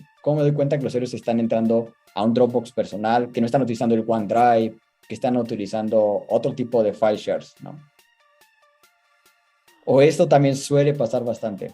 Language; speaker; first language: Spanish; native; Spanish